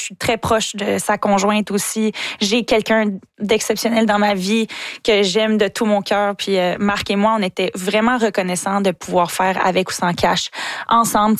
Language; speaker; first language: French; native; French